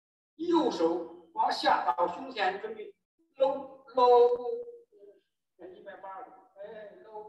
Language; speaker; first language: Chinese; native; Chinese